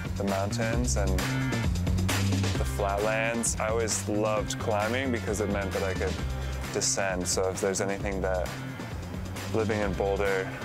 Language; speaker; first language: English; native; English